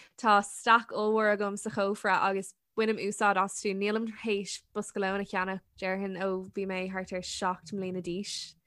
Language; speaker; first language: Irish; non-native, local second language; English